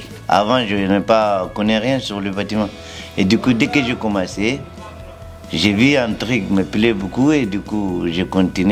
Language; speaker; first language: French; non-native, learner; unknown